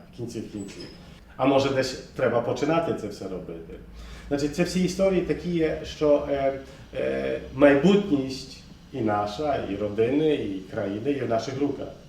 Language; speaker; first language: Ukrainian; early bilingual, heritage; Ukrainian